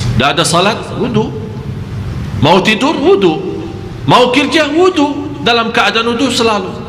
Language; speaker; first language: Malay; non-native, fluent; Arabic